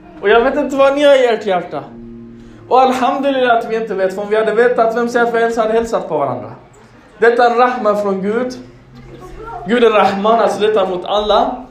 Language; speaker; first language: Swedish; non-native, fluent; Arabic